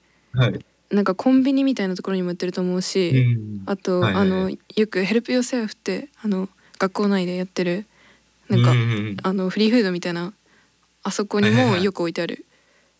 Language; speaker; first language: Japanese; native; Japanese